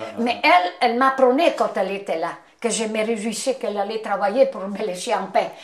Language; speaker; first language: French; non-native, fluent; Italian